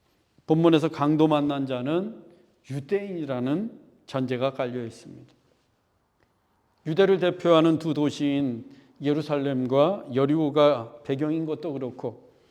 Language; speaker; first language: Korean; native; Korean